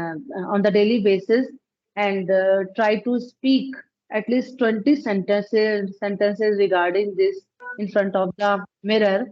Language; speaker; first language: English; non-native, learner; Punjabi